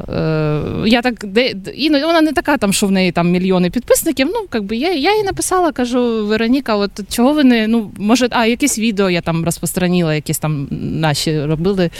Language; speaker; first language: Ukrainian; native; Ukrainian